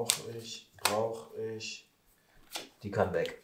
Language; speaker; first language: German; native; German